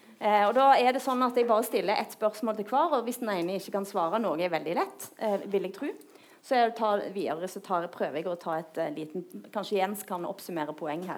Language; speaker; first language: Norwegian; native; Norwegian